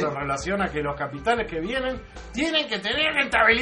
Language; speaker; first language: Spanish; native; Spanish